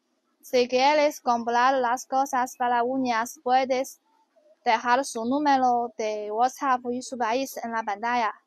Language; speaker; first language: Spanish; non-native, learner; Chinese